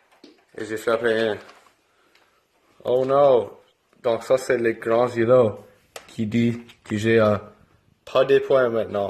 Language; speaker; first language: French; non-native, local second language; English